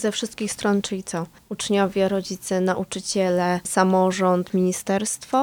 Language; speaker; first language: Polish; native; Polish